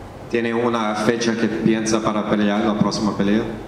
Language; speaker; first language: Spanish; non-native, learner; English